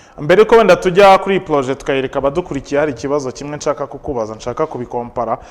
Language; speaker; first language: Kinyarwanda; native; Kinyarwanda